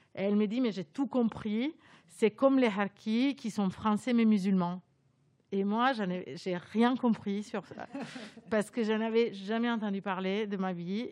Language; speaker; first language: French; non-native, fluent; Italian